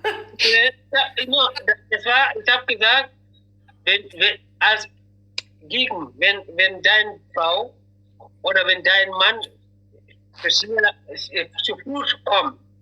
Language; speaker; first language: German; non-native, learner; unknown